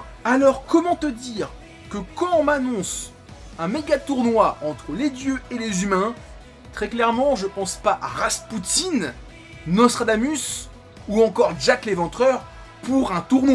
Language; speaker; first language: French; native; French